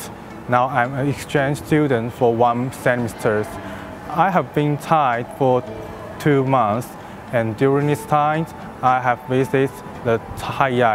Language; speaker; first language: English; non-native, learner; Chinese